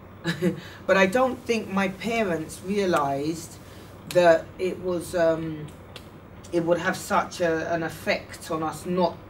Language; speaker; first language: English; native; English